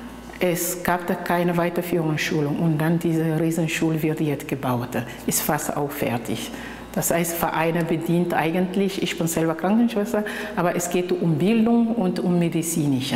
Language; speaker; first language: German; non-native, fluent; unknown